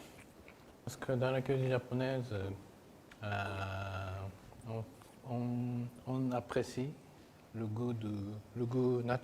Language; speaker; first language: French; non-native, fluent; Japanese